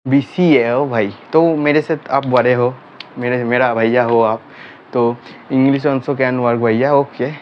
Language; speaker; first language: Hindi; non-native, local second language; Bangla